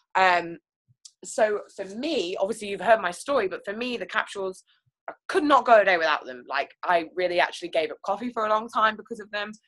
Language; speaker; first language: English; native; English